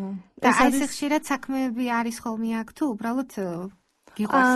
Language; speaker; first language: Georgian; native; Georgian